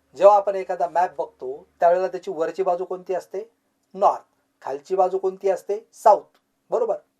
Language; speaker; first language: Marathi; native; Marathi